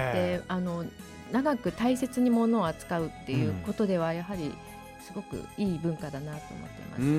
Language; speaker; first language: Japanese; native; Japanese